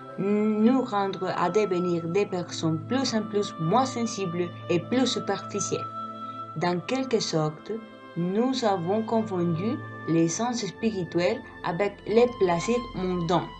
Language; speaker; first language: French; non-native, learner; Spanish